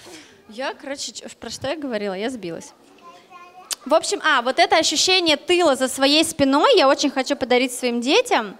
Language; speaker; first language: Russian; native; Russian